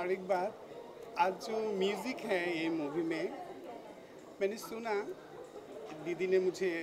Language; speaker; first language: Hindi; non-native, fluent; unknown